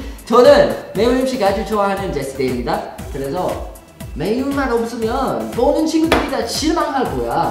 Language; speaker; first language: Korean; non-native, fluent; English